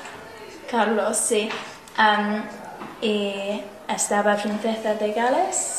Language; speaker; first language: Spanish; non-native, learner; English